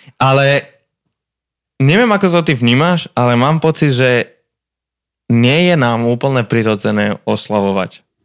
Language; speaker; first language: Slovak; non-native, fluent; Spanish